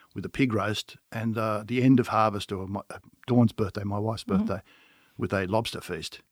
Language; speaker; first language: English; native; English